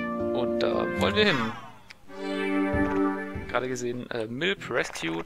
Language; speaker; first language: German; native; German